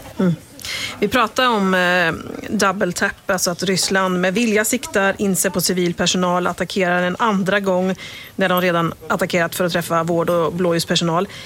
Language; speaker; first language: Swedish; native; Swedish